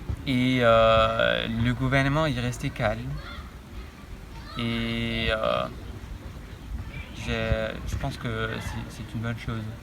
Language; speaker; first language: French; non-native, fluent; German